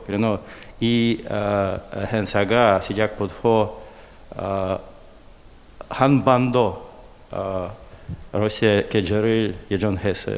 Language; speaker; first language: Korean; non-native, learner; Russian